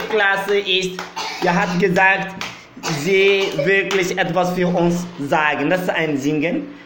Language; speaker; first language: German; non-native, learner; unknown